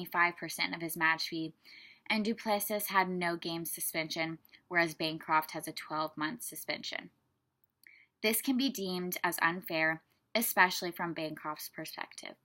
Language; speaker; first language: English; native; English